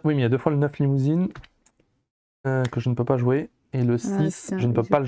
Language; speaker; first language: French; native; French